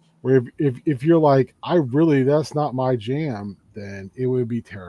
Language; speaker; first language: English; native; English